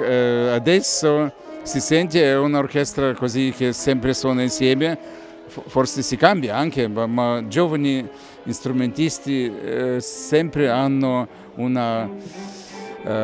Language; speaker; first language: Italian; non-native, learner; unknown